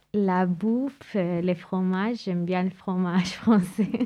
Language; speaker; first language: French; non-native, fluent; Spanish